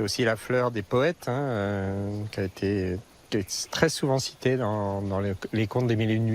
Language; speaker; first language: French; native; French